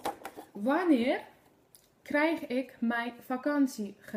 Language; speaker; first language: Dutch; non-native, fluent; Polish